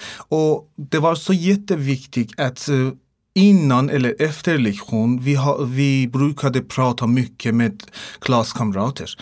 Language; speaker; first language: Swedish; non-native, learner; Persian